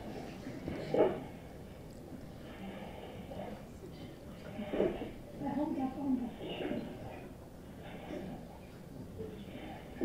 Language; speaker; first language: English; non-native, local second language; Yoruba